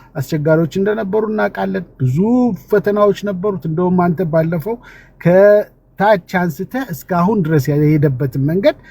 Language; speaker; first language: Amharic; native; Amharic